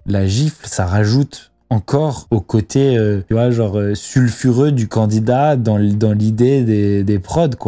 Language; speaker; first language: French; native; French